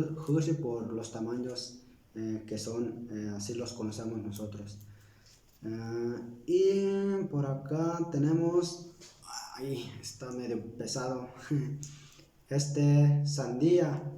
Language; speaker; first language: Spanish; non-native, local second language; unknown